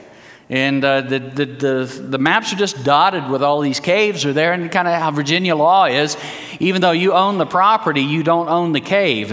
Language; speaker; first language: English; early bilingual, heritage; English